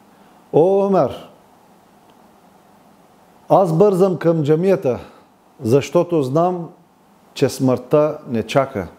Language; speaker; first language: Bulgarian; non-native, local second language; Turkish